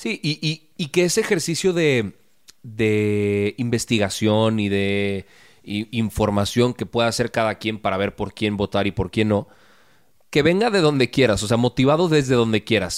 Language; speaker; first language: Spanish; native; Spanish